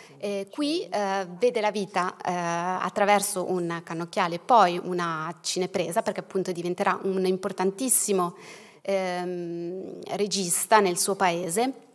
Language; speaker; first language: Italian; native; Italian